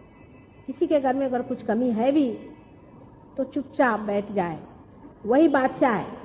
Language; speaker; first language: Hindi; non-native, local second language; Marathi